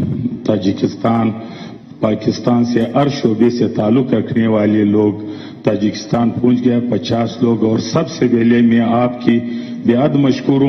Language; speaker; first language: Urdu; non-native, local second language; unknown